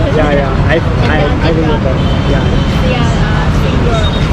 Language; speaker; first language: English; non-native, learner; Korean